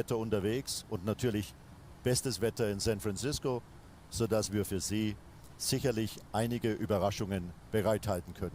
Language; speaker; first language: German; native; German